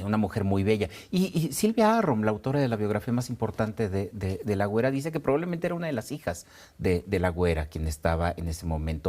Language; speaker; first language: Spanish; native; Spanish